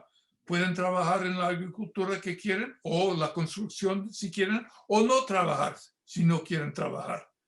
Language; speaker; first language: Spanish; non-native, fluent; English